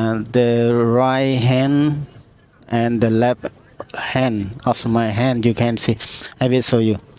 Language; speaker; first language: English; non-native, learner; Khmer